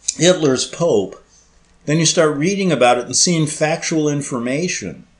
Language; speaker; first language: English; native; English